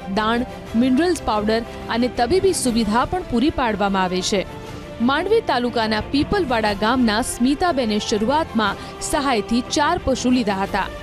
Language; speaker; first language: Gujarati; native; Gujarati